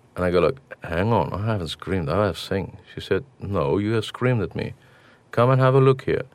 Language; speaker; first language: English; non-native, local second language; Afrikaans